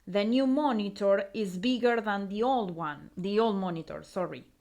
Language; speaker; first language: English; non-native, fluent; Spanish